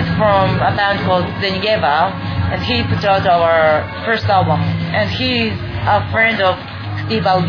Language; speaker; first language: English; non-native, fluent; Japanese